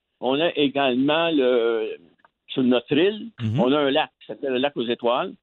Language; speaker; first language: French; native; French